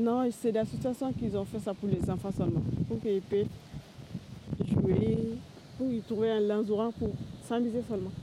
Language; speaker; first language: French; non-native, learner; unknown